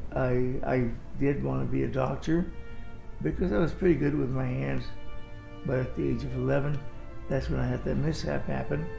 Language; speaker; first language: English; native; English